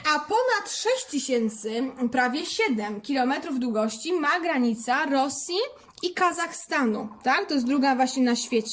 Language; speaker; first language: Polish; native; Polish